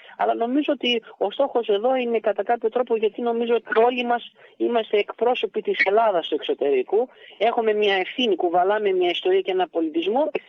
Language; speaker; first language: Greek; early bilingual, heritage; Greek